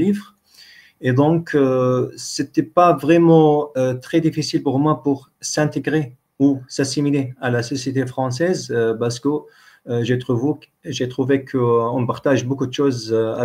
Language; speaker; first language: French; non-native, fluent; Arabic